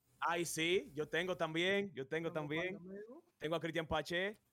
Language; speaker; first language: Spanish; native; Spanish